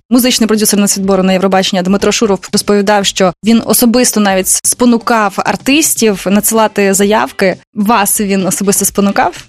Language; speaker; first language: Ukrainian; native; Ukrainian